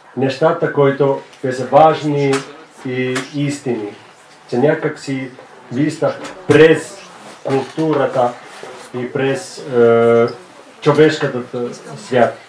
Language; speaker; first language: Bulgarian; non-native, fluent; Finnish